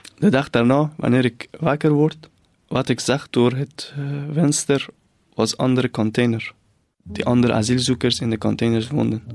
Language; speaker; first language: Dutch; non-native, fluent; Persian